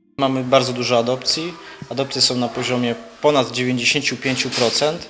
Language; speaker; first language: Polish; native; Polish